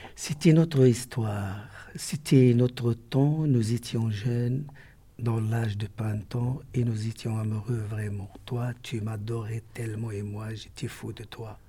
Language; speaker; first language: French; non-native, local second language; Arabic